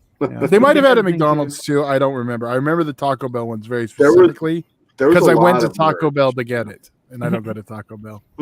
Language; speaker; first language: English; native; English